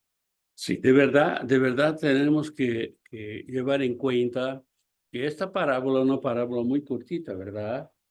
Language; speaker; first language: Spanish; non-native, fluent; Portuguese